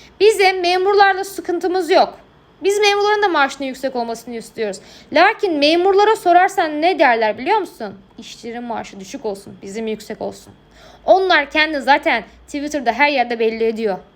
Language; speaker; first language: Turkish; native; Turkish